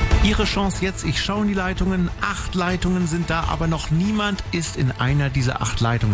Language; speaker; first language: German; native; German